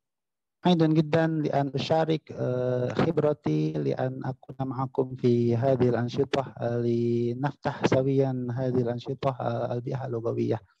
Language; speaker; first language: Arabic; non-native, fluent; Indonesian